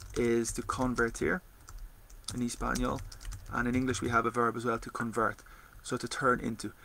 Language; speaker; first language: English; native; English